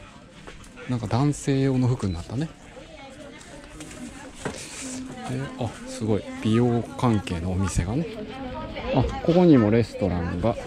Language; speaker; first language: Japanese; native; Japanese